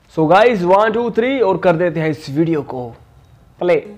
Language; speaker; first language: Hindi; native; Hindi